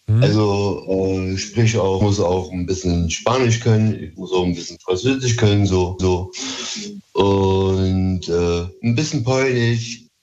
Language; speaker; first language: German; early bilingual, other home language; Turkish